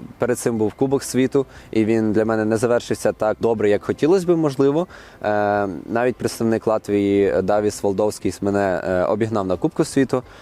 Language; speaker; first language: Ukrainian; native; Ukrainian